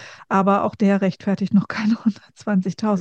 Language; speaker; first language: German; native; German